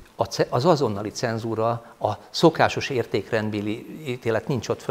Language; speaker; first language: Hungarian; native; Hungarian